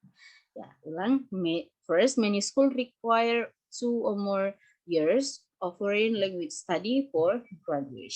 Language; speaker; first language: English; non-native, fluent; Indonesian